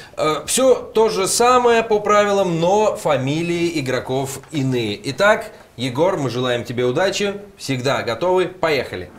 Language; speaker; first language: Russian; native; Russian